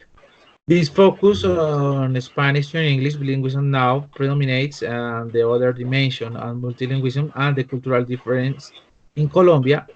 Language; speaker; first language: English; non-native, learner; Spanish